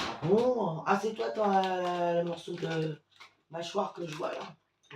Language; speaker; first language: French; native; French